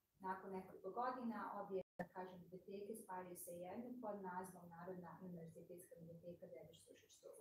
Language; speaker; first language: Bosnian; native; Bosnian